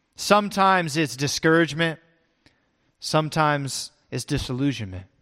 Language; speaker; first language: English; native; English